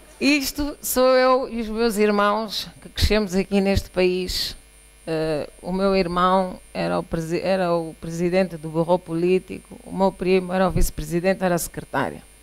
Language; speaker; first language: Portuguese; native; Portuguese